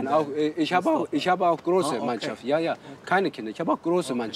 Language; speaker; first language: German; non-native, local second language; Turkish